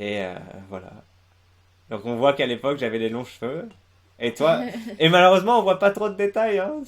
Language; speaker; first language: French; native; French